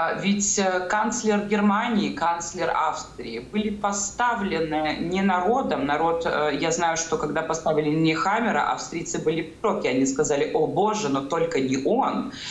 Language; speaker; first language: Russian; native; Russian